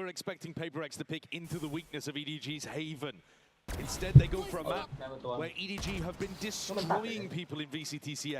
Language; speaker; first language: English; native; English